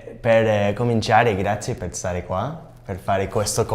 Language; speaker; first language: Italian; non-native, learner; English